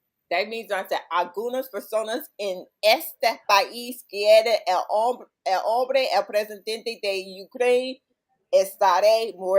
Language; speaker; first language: Spanish; non-native, learner; English